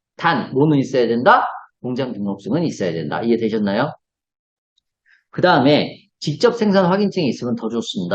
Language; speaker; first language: Korean; native; Korean